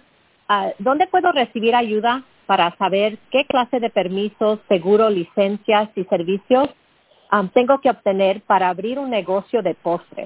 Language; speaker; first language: Spanish; early bilingual, heritage; Spanish